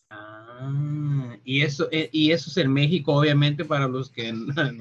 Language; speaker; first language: Spanish; early bilingual, heritage; Spanish